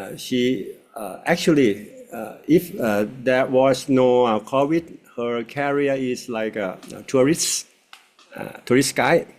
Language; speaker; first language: English; non-native, fluent; Thai